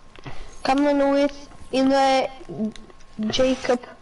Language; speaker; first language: English; non-native, learner; Slovak